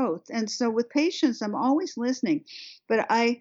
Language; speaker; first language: English; native; English